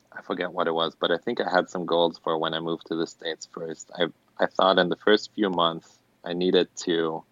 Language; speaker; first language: English; non-native, fluent; German